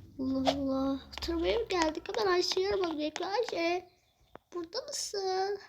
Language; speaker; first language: Turkish; native; Turkish